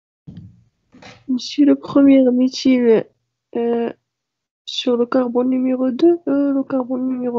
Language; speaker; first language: French; non-native, local second language; Arabic